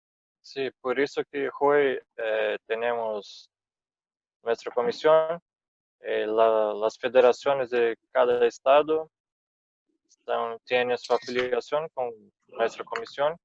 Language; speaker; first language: Spanish; non-native, fluent; Portuguese